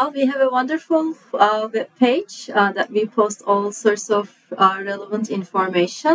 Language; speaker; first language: English; non-native, fluent; Turkish